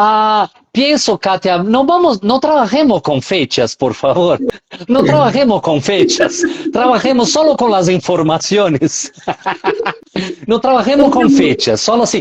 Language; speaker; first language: Spanish; non-native, fluent; Portuguese